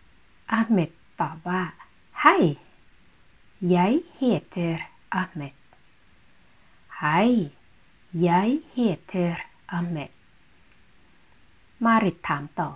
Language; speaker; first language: Norwegian; non-native, fluent; Thai